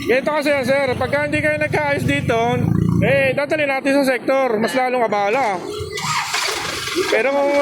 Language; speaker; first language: Filipino; native; Filipino